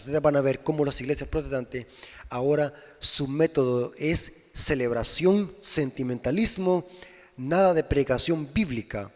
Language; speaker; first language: Spanish; native; Spanish